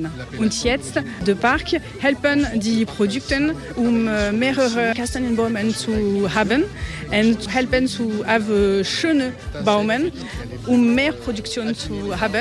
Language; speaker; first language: German; non-native, learner; French